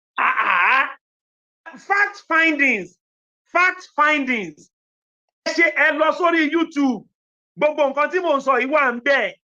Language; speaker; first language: Yoruba; native; Yoruba